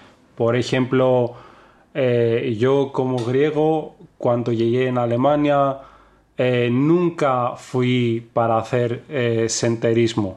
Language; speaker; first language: Spanish; non-native, fluent; Greek